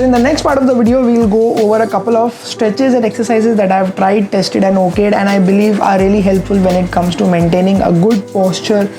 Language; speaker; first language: English; non-native, local second language; Hindi